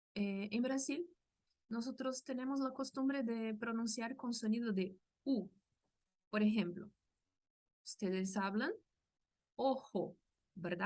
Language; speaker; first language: Spanish; non-native, fluent; Portuguese